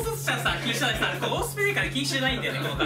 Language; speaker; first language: Japanese; native; Japanese